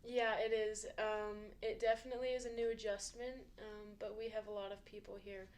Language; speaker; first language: English; native; English